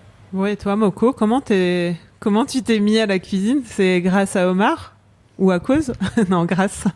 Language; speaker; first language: French; native; French